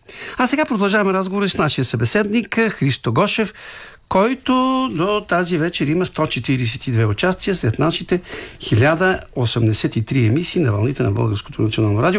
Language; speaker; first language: Bulgarian; native; Bulgarian